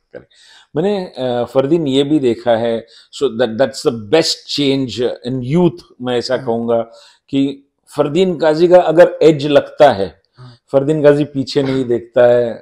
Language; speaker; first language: Hindi; non-native, local second language; Marathi